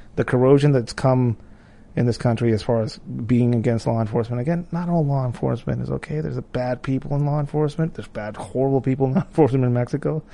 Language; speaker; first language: English; non-native, fluent; Spanish